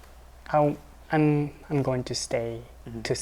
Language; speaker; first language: English; non-native, learner; Japanese